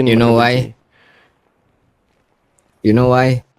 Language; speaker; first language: English; non-native, learner; Indonesian